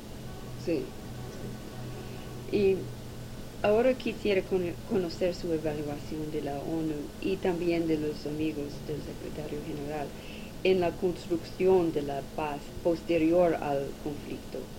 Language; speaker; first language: Spanish; non-native, learner; English